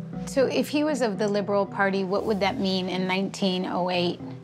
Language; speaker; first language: English; early bilingual, other home language; Spanish